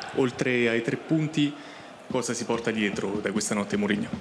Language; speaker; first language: Italian; native; Italian